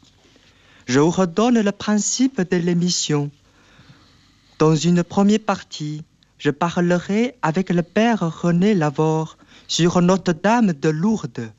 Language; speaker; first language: French; non-native, fluent; Chinese